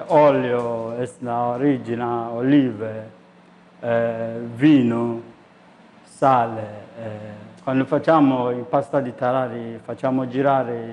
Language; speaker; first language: Italian; non-native, learner; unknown